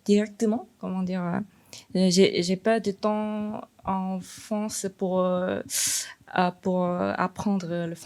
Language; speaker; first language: French; non-native, fluent; Korean